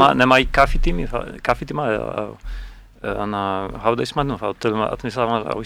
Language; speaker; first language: Icelandic; non-native, learner; Polish